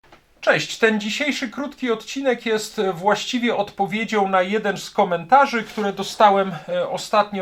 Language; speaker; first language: Polish; native; Polish